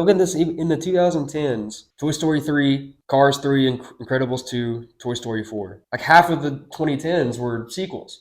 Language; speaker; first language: English; native; English